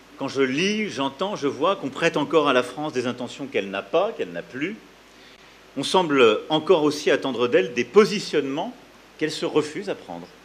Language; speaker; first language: French; native; French